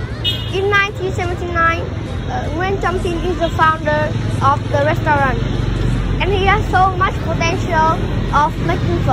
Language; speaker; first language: English; non-native, learner; Vietnamese